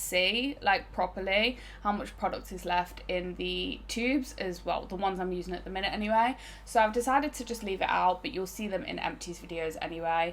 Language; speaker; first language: English; native; English